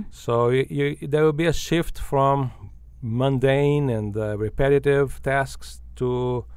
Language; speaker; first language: English; non-native, fluent; Portuguese